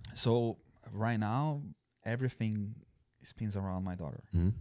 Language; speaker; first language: English; non-native, fluent; Portuguese